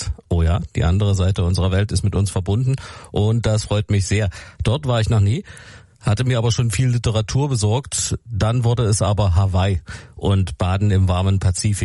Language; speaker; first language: German; native; German